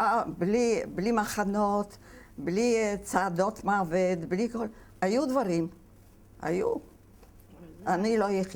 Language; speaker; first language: Hebrew; non-native, fluent; Yiddish